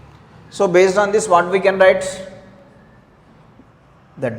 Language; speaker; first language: English; non-native, local second language; Telugu